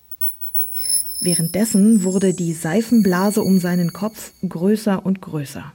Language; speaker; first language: German; native; German